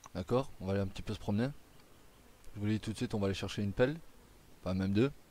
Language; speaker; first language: French; native; French